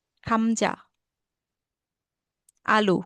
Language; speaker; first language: Korean; non-native, learner; Bangla